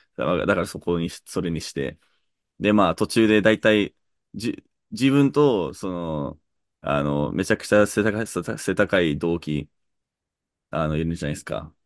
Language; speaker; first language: Japanese; native; Japanese